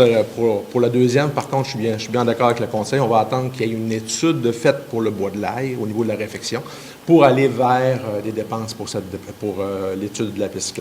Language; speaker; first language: French; native; French